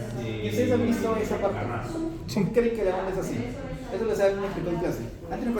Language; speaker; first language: Spanish; native; Spanish